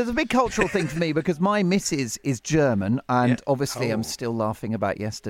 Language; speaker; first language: English; native; English